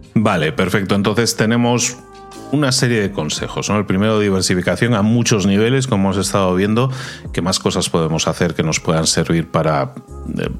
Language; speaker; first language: Spanish; native; Spanish